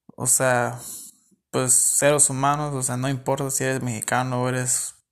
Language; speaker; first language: Spanish; early bilingual, heritage; Spanish